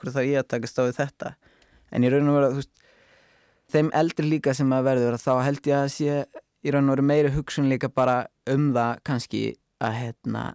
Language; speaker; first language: Icelandic; native; Icelandic